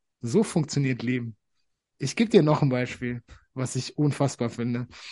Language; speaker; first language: German; native; German